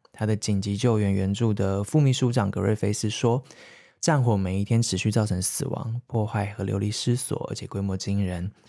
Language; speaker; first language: Chinese; native; Chinese